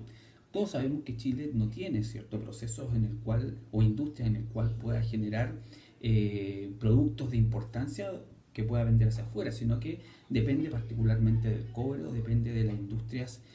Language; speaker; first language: Spanish; native; Spanish